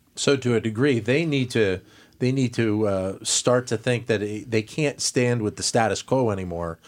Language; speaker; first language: English; native; English